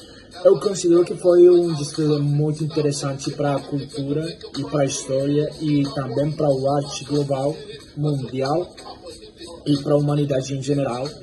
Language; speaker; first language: Portuguese; non-native, fluent; Spanish